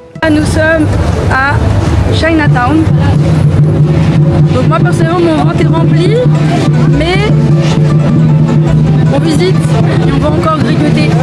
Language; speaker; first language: French; native; French